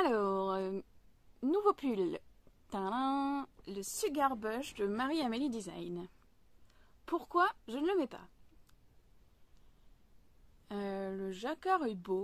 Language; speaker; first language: French; native; French